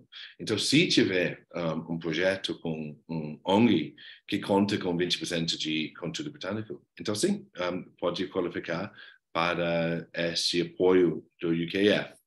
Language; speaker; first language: Portuguese; non-native, fluent; English